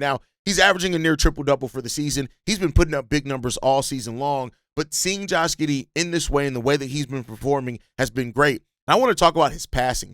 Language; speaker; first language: English; native; English